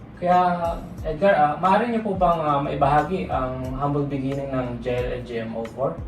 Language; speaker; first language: Filipino; native; Filipino